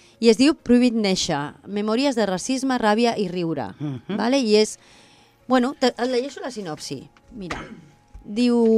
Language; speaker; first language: Catalan; non-native, local second language; Spanish